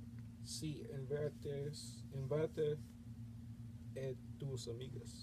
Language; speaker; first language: Spanish; non-native, learner; English